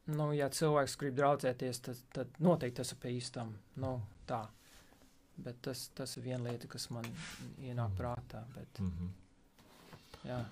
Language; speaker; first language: Latvian; non-native, fluent; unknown